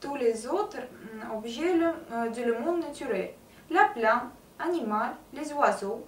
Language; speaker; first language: French; non-native, learner; Russian